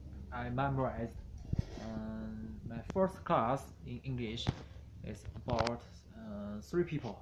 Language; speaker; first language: English; non-native, learner; Chinese